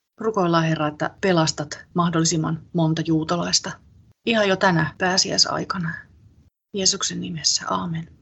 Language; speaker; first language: Finnish; native; Finnish